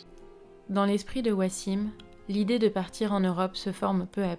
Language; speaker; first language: French; native; French